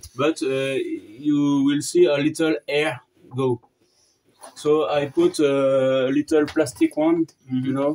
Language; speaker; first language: English; non-native, learner; French